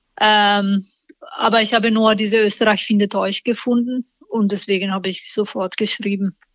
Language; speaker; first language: German; non-native, learner; Italian